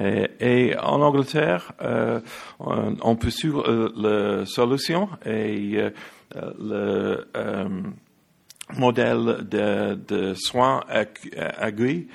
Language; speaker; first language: French; non-native, learner; English